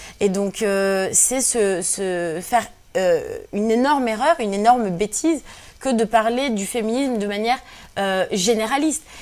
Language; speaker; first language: French; early bilingual, other home language; Kabyle